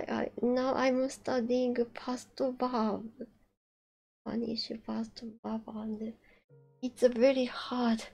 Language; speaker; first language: English; non-native, learner; Japanese